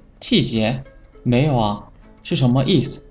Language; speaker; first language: Chinese; non-native, fluent; Korean